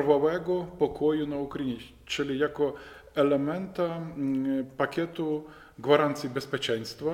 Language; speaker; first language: Polish; non-native, fluent; Ukrainian